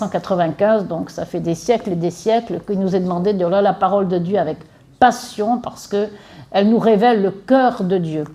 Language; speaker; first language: French; native; French